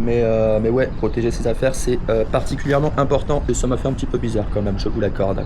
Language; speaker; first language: French; native; French